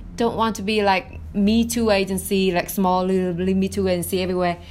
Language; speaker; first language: English; non-native, fluent; Vietnamese